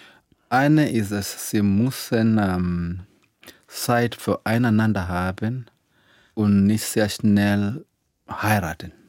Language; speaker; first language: German; non-native, learner; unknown